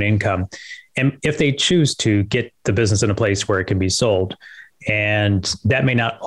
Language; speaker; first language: English; native; English